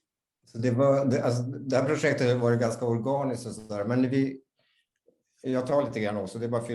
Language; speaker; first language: Swedish; native; Swedish